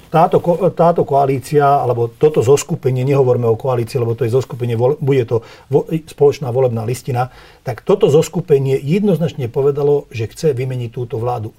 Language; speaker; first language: Slovak; non-native, local second language; Hungarian